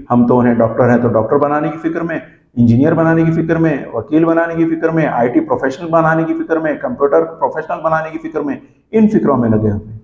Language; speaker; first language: Urdu; native; Urdu